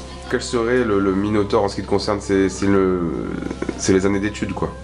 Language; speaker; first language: French; native; French